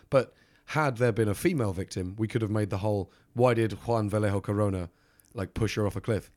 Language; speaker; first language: English; native; English